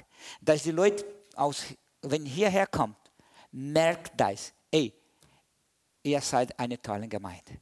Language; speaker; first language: German; non-native, learner; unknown